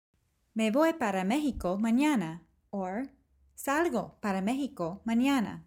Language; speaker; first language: Spanish; non-native, fluent; English